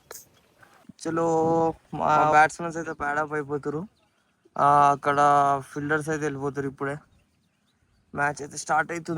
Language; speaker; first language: Telugu; native; Telugu